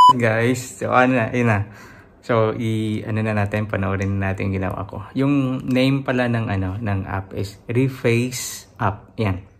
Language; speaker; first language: Filipino; non-native, local second language; Hiligaynon